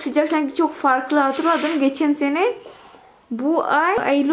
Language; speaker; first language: Turkish; non-native, learner; Indonesian